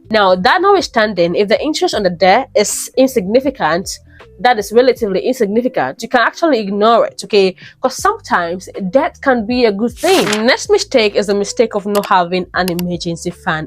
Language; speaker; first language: English; native; English